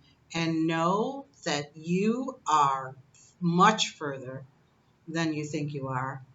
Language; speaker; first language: English; native; English